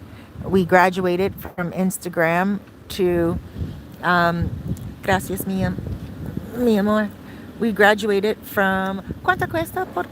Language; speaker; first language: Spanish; non-native, learner; English